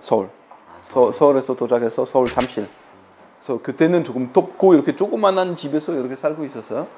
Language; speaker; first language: Korean; non-native, fluent; French